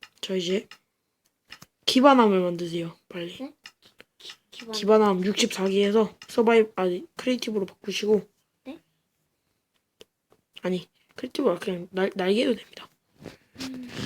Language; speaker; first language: Korean; native; Korean